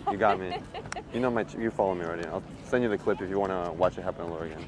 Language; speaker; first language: English; early bilingual, other home language; Spanish